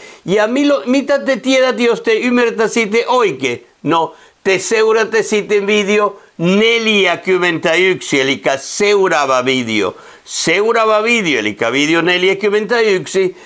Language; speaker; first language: Finnish; non-native, fluent; Spanish